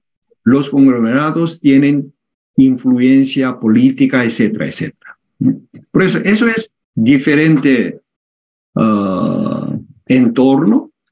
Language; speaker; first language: Spanish; non-native, fluent; Korean